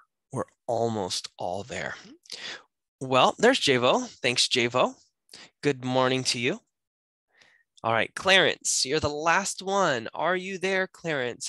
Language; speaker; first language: English; native; English